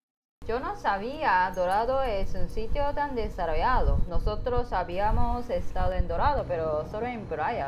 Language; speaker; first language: Spanish; non-native, learner; Japanese